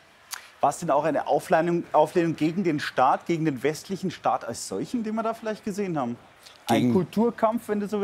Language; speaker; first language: German; native; German